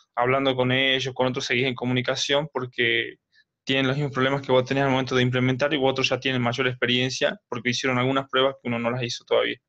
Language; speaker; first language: Spanish; native; Spanish